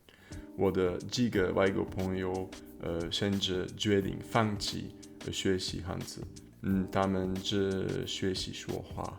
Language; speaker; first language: Chinese; non-native, fluent; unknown